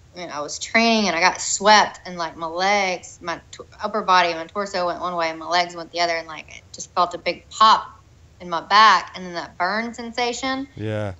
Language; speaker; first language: English; native; English